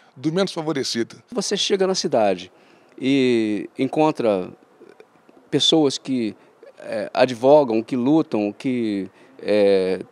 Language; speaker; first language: Portuguese; native; Portuguese